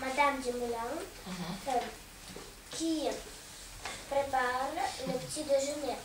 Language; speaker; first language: French; non-native, learner; Russian